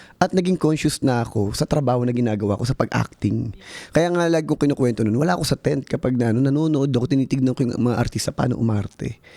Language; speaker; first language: Filipino; native; Filipino